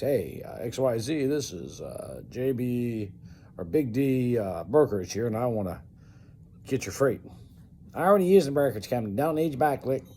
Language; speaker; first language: English; native; English